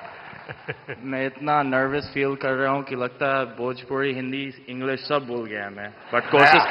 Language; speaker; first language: Hindi; early bilingual, heritage; Hindi